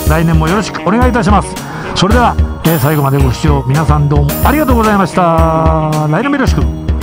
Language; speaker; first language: Japanese; native; Japanese